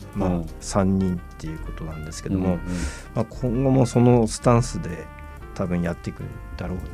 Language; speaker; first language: Japanese; native; Japanese